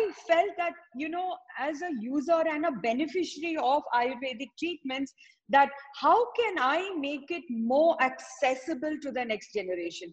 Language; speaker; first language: English; non-native, local second language; Tamil